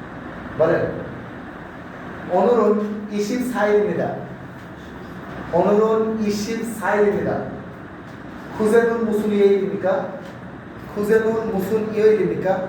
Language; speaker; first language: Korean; non-native, learner; Bangla